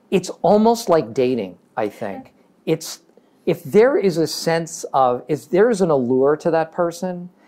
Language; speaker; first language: English; native; English